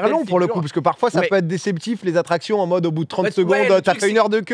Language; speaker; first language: French; native; French